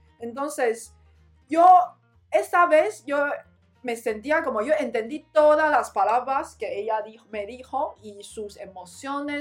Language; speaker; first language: Spanish; non-native, learner; Chinese